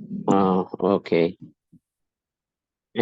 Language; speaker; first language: English; non-native, learner; Spanish